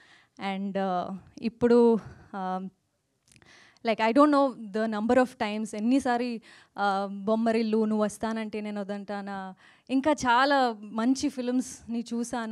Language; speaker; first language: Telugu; non-native, local second language; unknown